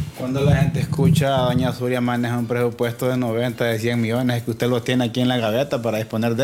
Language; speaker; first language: Spanish; native; Spanish